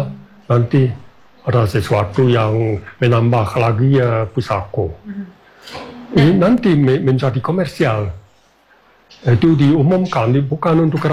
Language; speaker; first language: Indonesian; non-native, fluent; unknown